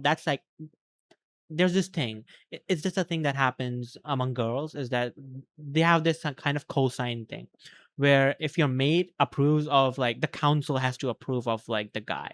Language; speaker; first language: English; native; English